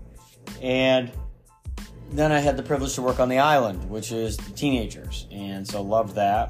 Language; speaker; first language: English; native; English